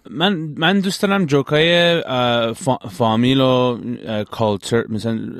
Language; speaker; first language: Persian; early bilingual, heritage; Persian